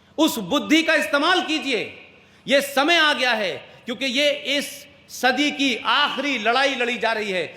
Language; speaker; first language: Hindi; native; Hindi